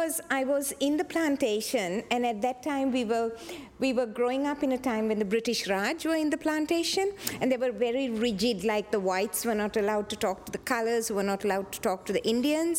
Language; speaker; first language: English; non-native, local second language; Tamil